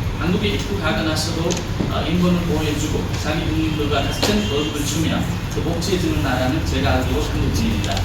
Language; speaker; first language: Korean; non-native, fluent; Nepali